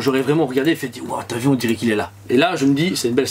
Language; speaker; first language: French; native; French